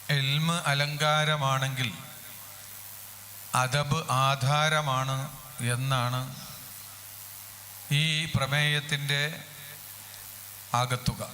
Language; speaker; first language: Malayalam; native; Malayalam